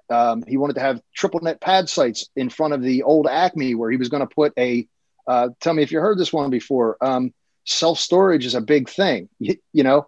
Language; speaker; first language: English; native; English